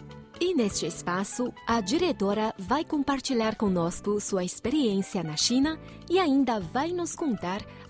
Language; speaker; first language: Portuguese; non-native, fluent; Chinese